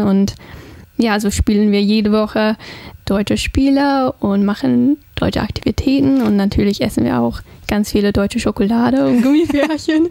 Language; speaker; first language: German; non-native, fluent; English